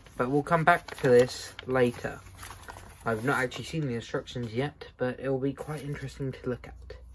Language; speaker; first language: English; native; English